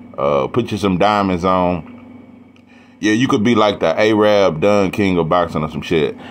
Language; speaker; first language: English; native; English